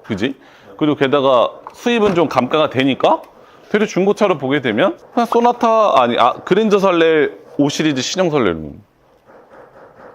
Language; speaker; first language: Korean; native; Korean